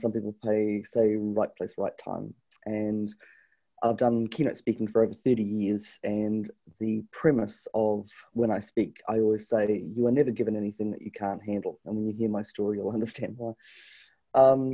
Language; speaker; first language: English; native; English